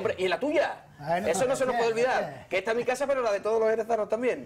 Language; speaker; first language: Spanish; native; Spanish